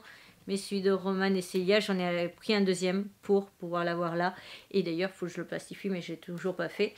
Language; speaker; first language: French; native; French